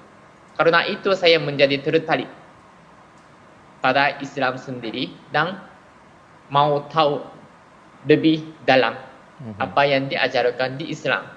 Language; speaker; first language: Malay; non-native, fluent; Japanese